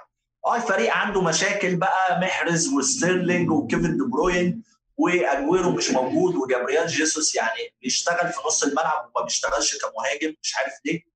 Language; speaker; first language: Arabic; native; Arabic